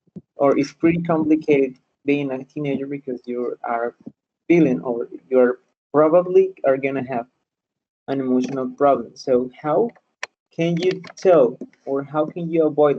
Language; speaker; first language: English; non-native, fluent; Spanish